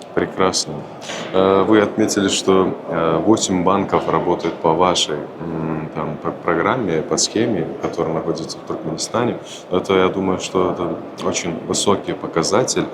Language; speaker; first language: Russian; non-native, local second language; Turkmen